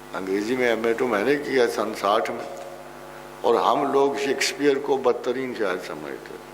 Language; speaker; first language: Urdu; non-native, local second language; Punjabi